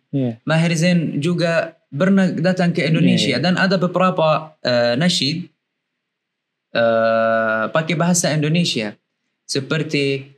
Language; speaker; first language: Indonesian; non-native, learner; Arabic